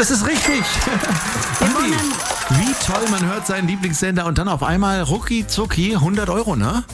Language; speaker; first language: German; native; German